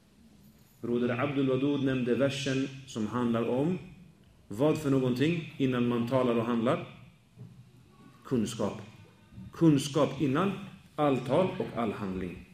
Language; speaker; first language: Swedish; native; Swedish